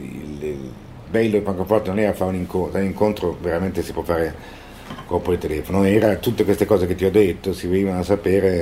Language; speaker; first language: Italian; native; Italian